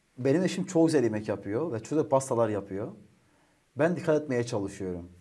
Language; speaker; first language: Turkish; native; Turkish